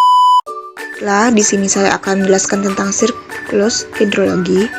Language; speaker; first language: Indonesian; native; Indonesian